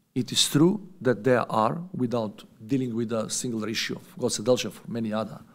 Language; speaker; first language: English; non-native, fluent; Macedonian